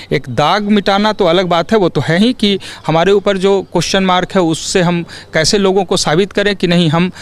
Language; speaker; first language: Hindi; native; Hindi